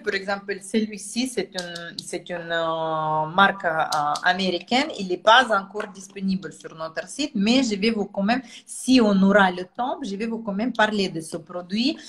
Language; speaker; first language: French; non-native, fluent; Russian